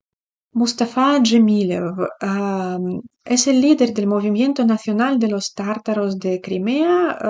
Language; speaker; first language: Spanish; non-native, fluent; Ukrainian